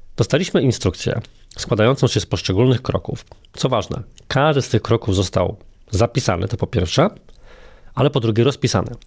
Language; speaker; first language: Polish; native; Polish